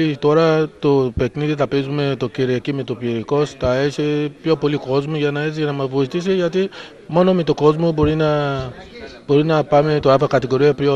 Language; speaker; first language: Greek; non-native, learner; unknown